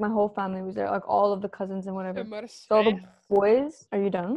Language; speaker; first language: English; native; English